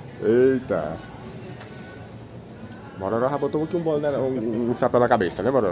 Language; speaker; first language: Portuguese; native; Portuguese